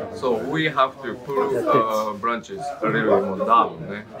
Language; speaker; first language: English; non-native, learner; Japanese